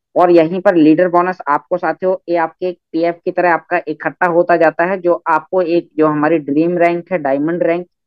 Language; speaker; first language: Hindi; native; Hindi